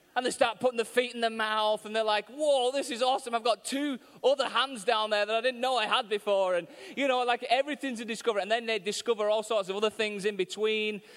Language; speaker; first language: English; native; English